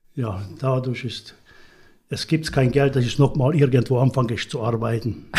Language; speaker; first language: German; non-native, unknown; Hungarian